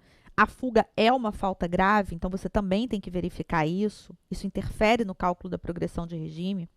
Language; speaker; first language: Portuguese; native; Portuguese